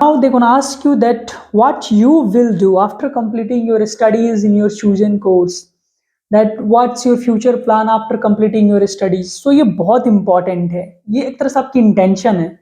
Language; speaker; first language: Hindi; native; Hindi